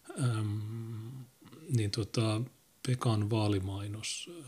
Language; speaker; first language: Finnish; native; Finnish